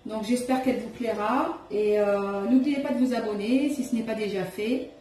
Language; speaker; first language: French; non-native, local second language; Arabic